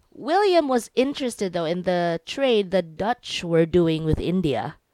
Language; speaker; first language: English; non-native, local second language; Cebuano